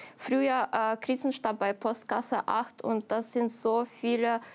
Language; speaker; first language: German; non-native, fluent; Ukrainian